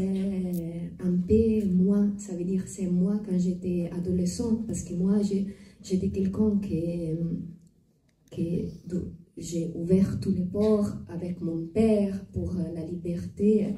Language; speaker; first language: French; non-native, fluent; Italian